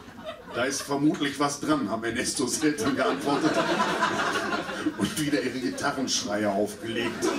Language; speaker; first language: German; native; German